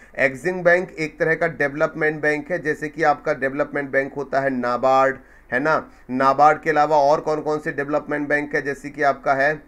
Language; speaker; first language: Hindi; native; Hindi